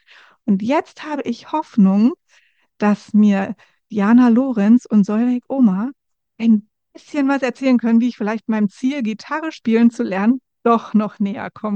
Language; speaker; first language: German; native; German